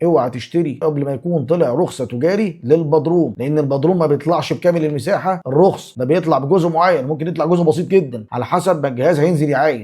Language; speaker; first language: Arabic; native; Arabic